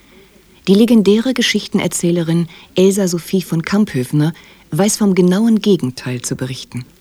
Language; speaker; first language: German; native; German